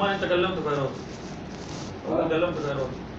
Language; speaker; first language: Arabic; non-native, fluent; Hindi